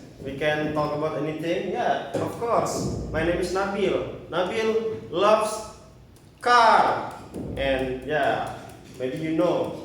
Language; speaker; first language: English; non-native, learner; Indonesian